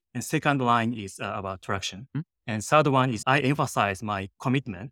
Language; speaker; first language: English; non-native, fluent; Japanese